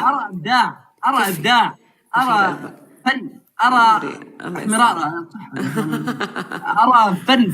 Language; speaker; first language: Arabic; native; Arabic